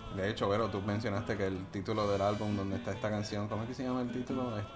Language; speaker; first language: Spanish; native; Spanish